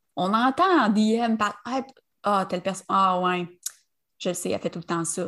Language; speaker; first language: French; native; French